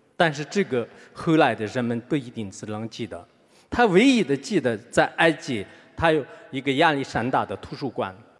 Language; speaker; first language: Chinese; non-native, local second language; Tibetan